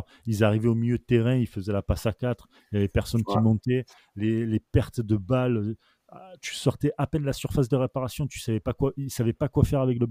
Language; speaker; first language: French; native; French